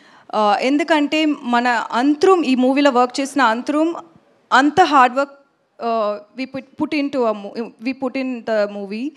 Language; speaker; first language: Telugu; non-native, learner; Tamil